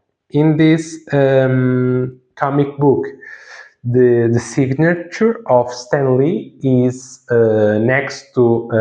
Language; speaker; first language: English; non-native, fluent; Portuguese